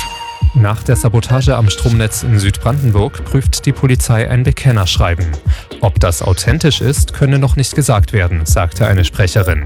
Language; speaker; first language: German; native; German